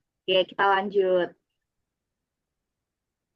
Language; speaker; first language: Indonesian; native; Indonesian